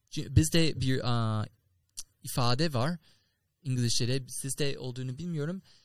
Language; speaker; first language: Turkish; non-native, learner; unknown